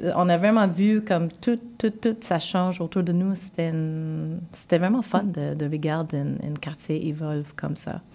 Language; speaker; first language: French; non-native, fluent; English